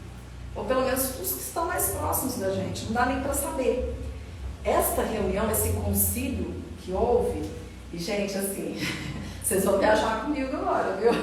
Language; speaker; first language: Portuguese; native; Portuguese